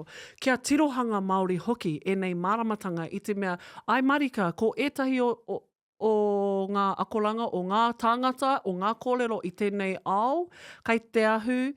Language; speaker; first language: Māori; non-native, local second language; English